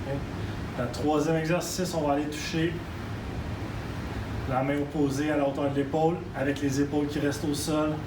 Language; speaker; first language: French; native; French